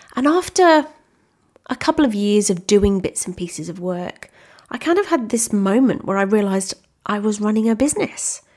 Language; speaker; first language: English; native; English